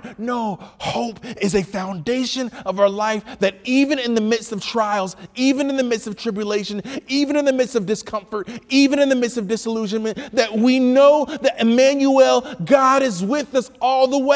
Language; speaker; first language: English; native; English